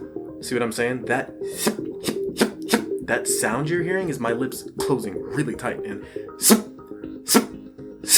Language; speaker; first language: English; native; English